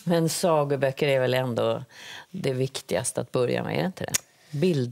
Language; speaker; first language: Swedish; native; Swedish